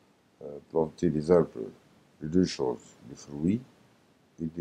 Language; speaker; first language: French; non-native, learner; Arabic